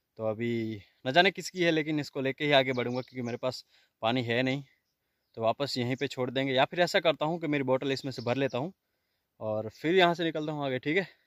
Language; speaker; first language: Hindi; non-native, local second language; Kachhi